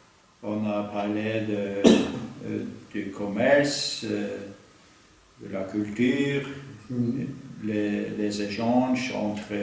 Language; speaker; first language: French; non-native, fluent; Norwegian